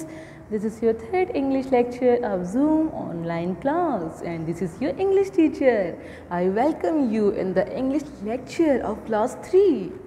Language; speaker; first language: English; non-native, local second language; Urdu